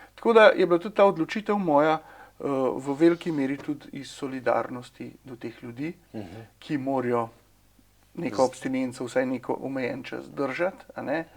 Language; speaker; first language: Slovenian; native; Slovenian